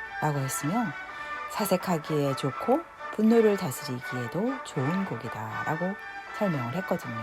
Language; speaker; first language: Korean; native; Korean